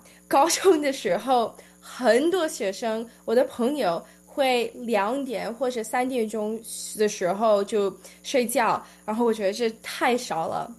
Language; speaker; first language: Chinese; early bilingual, heritage; Chinese